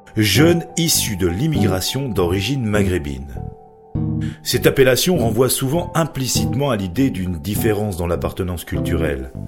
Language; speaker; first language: French; native; French